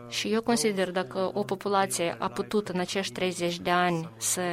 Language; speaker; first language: Romanian; non-native, fluent; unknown